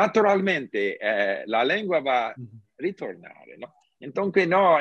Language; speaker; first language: Italian; non-native, learner; English